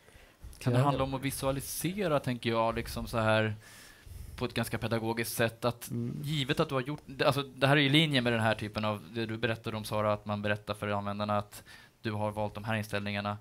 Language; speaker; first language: Swedish; native; Swedish